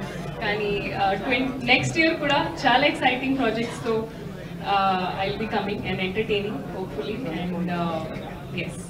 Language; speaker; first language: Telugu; non-native, learner; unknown